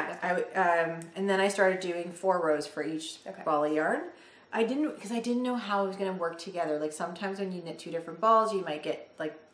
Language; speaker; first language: English; native; English